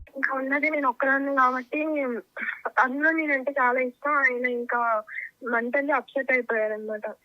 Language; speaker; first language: Telugu; native; Telugu